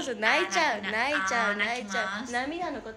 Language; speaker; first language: Japanese; native; Japanese